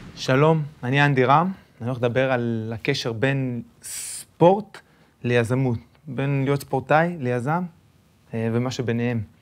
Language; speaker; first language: Hebrew; early bilingual, other home language; Spanish